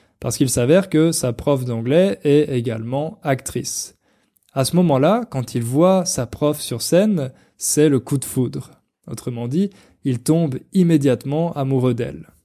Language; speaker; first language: French; native; French